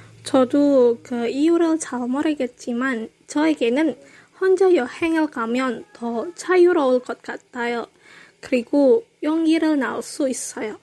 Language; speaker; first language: Korean; non-native, learner; Indonesian